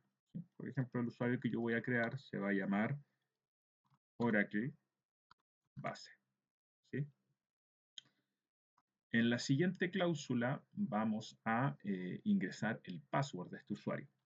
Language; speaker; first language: Spanish; native; Spanish